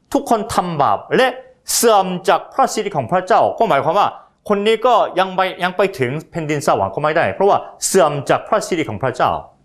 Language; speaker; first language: Thai; non-native, fluent; Korean